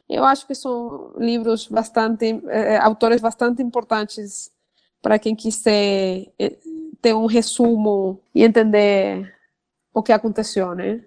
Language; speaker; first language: Portuguese; non-native, fluent; Spanish